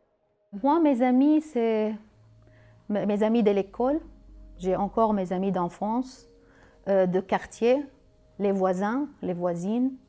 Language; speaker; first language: French; non-native, learner; Arabic